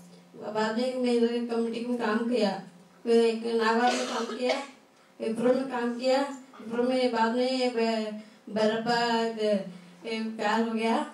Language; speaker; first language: Hindi; non-native, local second language; Kannada